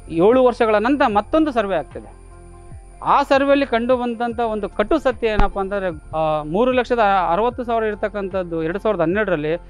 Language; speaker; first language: Kannada; native; Kannada